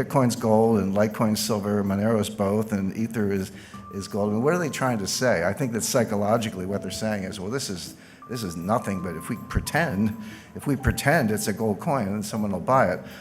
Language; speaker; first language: English; native; English